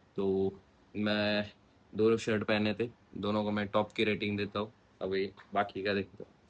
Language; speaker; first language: Hindi; non-native, local second language; Marathi